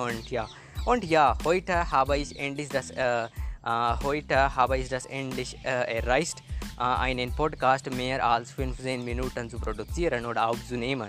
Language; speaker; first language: German; non-native, learner; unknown